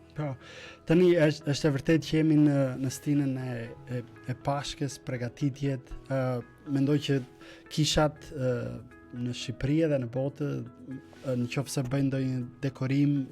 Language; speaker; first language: Albanian; native; Albanian